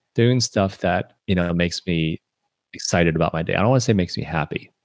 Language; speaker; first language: English; early bilingual, other home language; Chinese